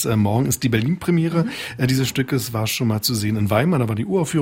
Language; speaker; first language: German; native; German